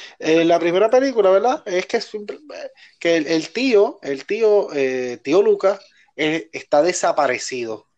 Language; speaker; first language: Spanish; native; Spanish